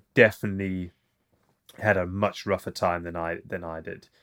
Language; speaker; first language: English; native; English